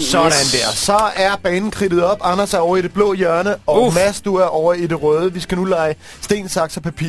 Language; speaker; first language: Danish; native; Danish